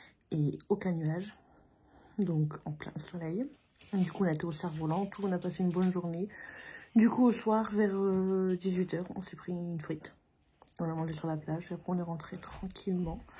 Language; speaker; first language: French; native; French